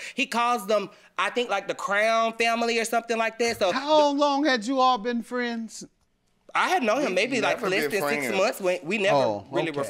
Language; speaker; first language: English; native; English